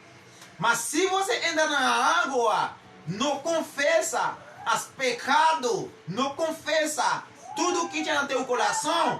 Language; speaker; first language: Portuguese; non-native, learner; Haitian Creole